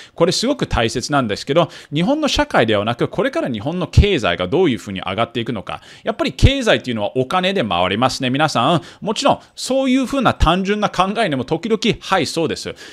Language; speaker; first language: Japanese; early bilingual, heritage; Japanese